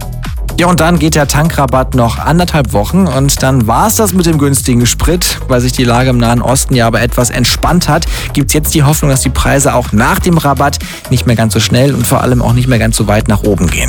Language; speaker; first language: German; native; German